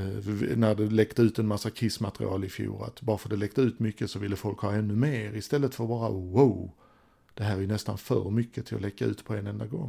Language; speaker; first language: Swedish; native; Swedish